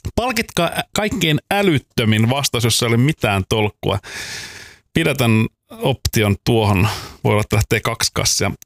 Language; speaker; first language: Finnish; native; Finnish